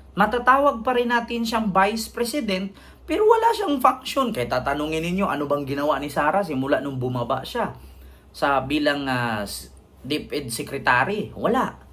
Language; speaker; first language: Filipino; non-native, local second language; Cebuano